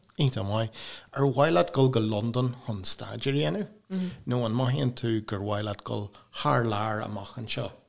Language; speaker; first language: Irish; non-native, local second language; English